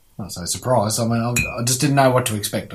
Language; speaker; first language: English; native; English